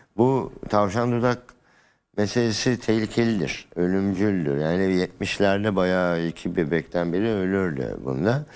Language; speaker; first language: Turkish; native; Turkish